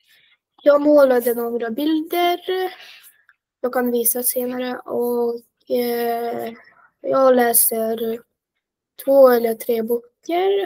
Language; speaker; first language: Swedish; non-native, learner; Russian